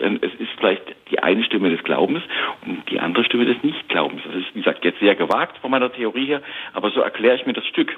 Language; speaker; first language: German; native; German